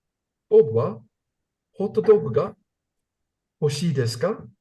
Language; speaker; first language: Japanese; non-native, learner; English